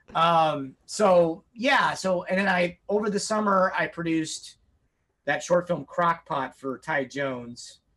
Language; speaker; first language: English; native; English